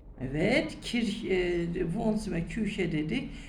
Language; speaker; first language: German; non-native, learner; Turkish